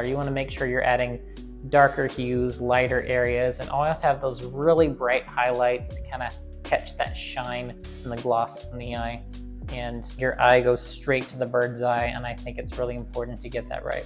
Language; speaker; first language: English; native; English